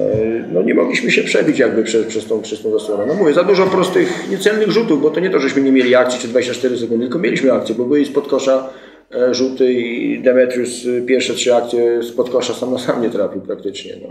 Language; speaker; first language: Polish; native; Polish